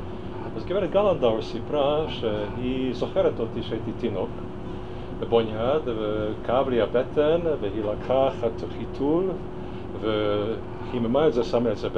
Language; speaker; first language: Hebrew; non-native, fluent; Hungarian